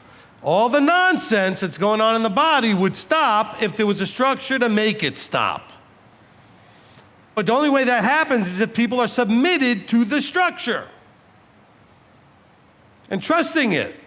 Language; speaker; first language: English; native; English